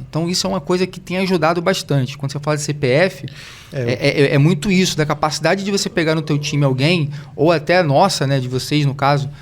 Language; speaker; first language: Portuguese; native; Portuguese